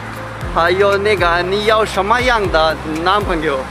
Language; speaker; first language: Chinese; non-native, learner; Urdu